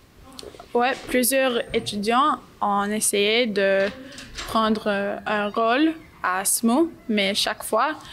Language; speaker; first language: French; non-native, local second language; English